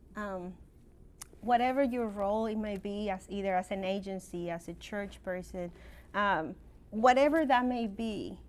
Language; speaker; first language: English; non-native, fluent; Spanish